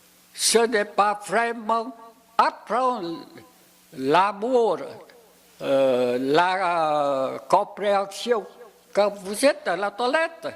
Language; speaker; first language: French; non-native, fluent; Vietnamese